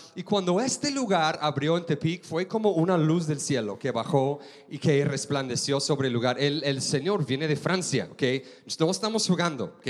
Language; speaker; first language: Spanish; non-native, fluent; English